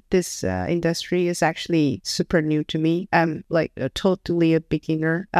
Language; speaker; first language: English; non-native, fluent; Chinese